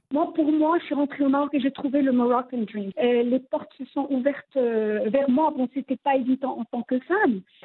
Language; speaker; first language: French; non-native, local second language; Arabic